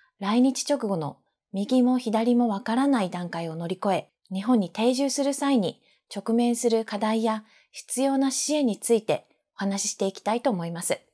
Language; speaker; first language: Japanese; native; Japanese